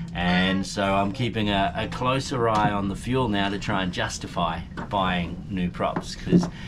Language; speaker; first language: English; native; English